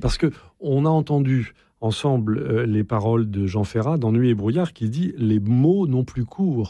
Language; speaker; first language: French; native; French